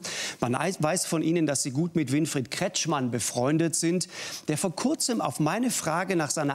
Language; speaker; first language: German; native; German